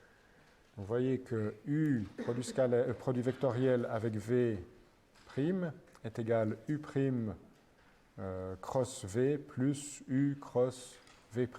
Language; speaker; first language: French; native; French